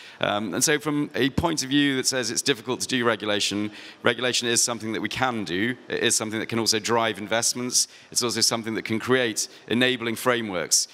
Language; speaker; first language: English; native; English